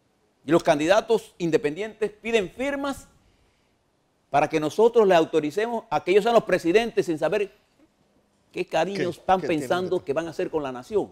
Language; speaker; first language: Spanish; native; Spanish